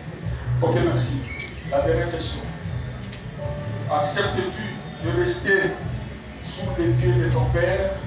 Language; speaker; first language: French; non-native, local second language; Lingala